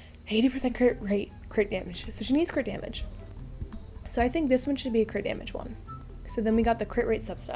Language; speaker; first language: English; native; English